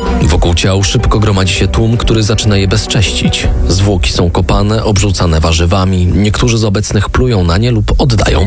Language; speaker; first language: Polish; native; Polish